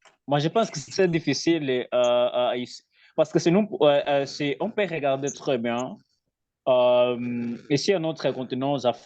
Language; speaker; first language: French; non-native, learner; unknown